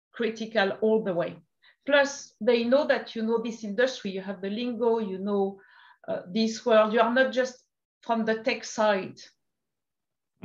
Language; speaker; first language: English; non-native, fluent; French